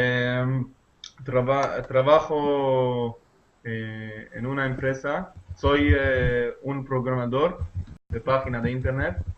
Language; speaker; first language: Spanish; non-native, learner; Hebrew